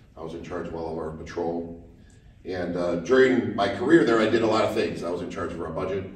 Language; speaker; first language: English; native; English